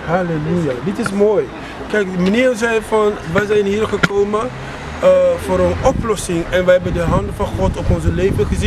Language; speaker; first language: Dutch; non-native, fluent; French